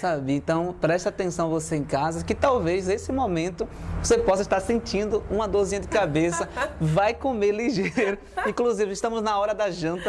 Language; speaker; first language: Portuguese; native; Portuguese